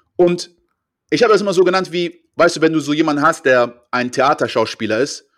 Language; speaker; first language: German; early bilingual, other home language; French